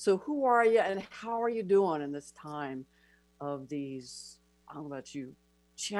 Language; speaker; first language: English; native; English